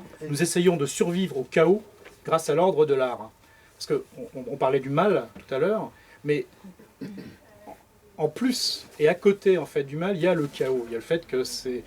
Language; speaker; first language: French; native; French